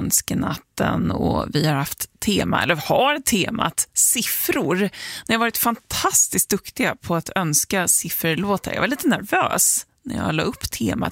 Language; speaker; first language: Swedish; native; Swedish